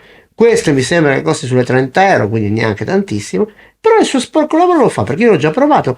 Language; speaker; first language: Italian; native; Italian